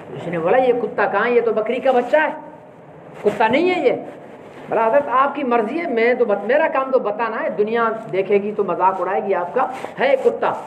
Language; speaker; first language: Urdu; non-native, local second language; Sindhi